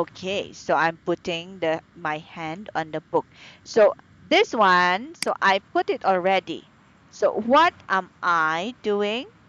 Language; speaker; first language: English; non-native, fluent; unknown